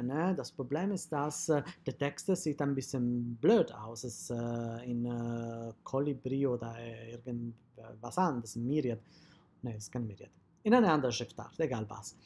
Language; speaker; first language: German; non-native, fluent; Italian